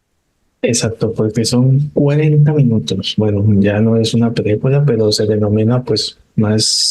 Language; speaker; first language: Spanish; native; Spanish